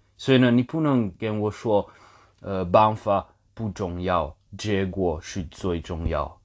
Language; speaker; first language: Chinese; non-native, learner; English